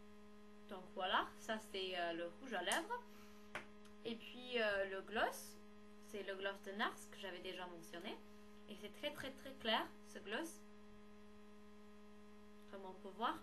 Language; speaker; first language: French; non-native, learner; English